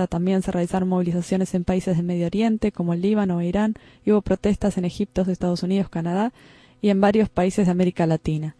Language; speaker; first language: Spanish; native; Spanish